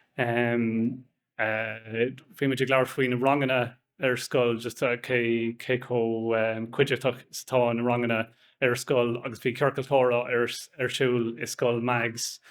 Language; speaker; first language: Irish; non-native, local second language; English